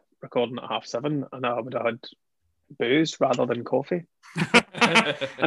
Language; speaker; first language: English; native; English